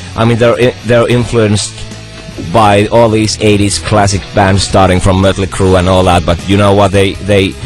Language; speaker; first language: English; non-native, fluent; Finnish